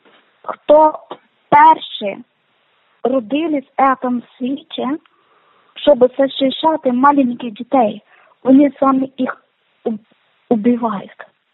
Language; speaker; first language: Ukrainian; non-native, learner; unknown